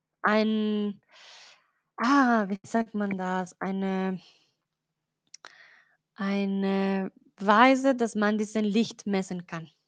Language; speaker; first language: German; non-native, learner; Spanish